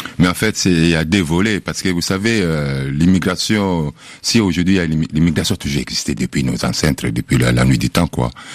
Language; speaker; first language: French; non-native, local second language; Lingala